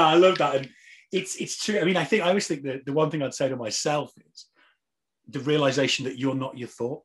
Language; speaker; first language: English; native; English